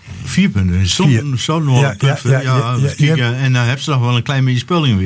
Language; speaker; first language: Dutch; native; Dutch